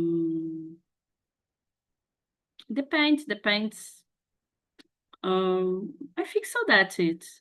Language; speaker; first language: English; non-native, learner; Portuguese